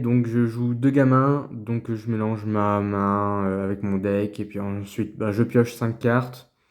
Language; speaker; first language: French; native; French